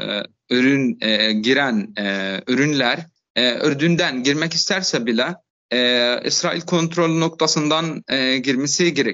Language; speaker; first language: Turkish; non-native, fluent; Arabic